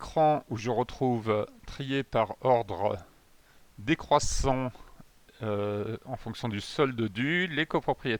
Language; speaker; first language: French; native; French